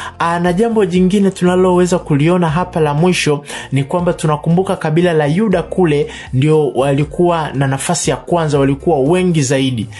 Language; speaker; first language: Swahili; native; Swahili